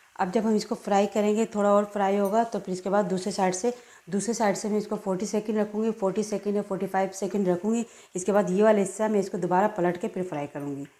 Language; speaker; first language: Urdu; native; Urdu